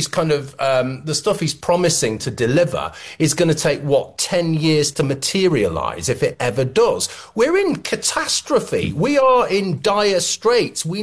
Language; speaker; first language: English; native; English